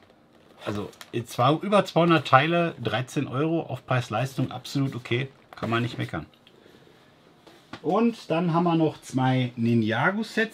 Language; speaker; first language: German; native; German